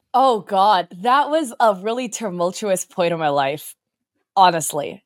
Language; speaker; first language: English; early bilingual, other home language; Chinese